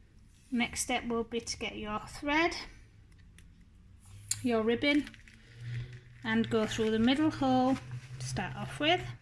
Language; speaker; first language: English; native; English